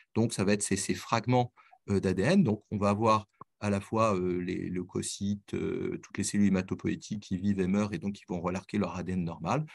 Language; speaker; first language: French; native; French